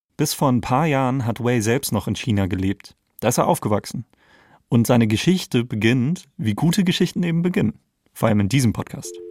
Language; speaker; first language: German; native; German